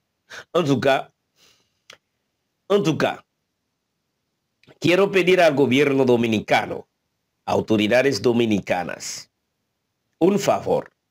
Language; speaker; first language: Spanish; non-native, fluent; Haitian Creole